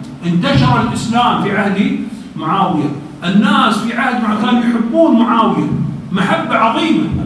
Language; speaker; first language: Arabic; native; Arabic